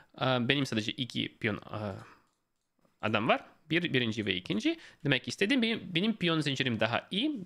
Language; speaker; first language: Turkish; non-native, fluent; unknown